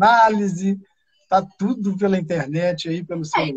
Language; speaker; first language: Portuguese; native; Portuguese